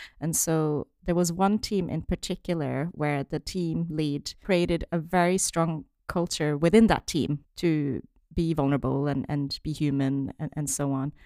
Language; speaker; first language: English; non-native, fluent; French